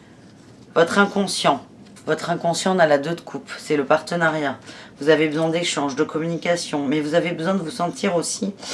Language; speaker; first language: French; native; French